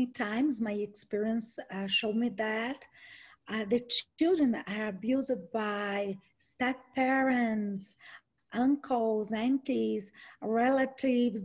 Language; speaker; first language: English; non-native, fluent; Portuguese